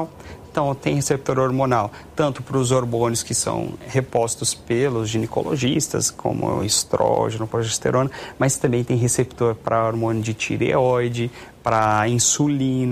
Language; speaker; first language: Portuguese; native; Portuguese